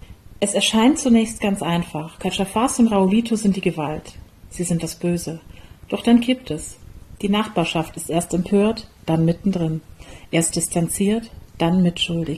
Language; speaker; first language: German; native; German